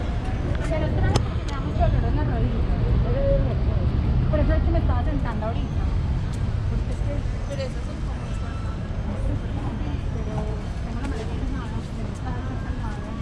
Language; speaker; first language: Spanish; native; Spanish